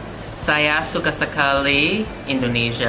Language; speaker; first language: Indonesian; non-native, learner; English